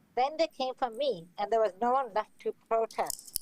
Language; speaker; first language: English; native; English